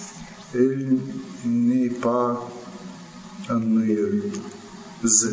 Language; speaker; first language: French; non-native, learner; Russian